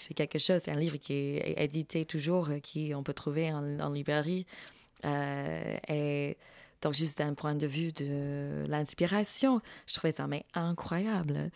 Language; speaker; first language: French; non-native, fluent; English